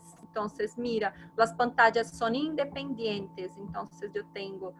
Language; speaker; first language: Spanish; non-native, fluent; Portuguese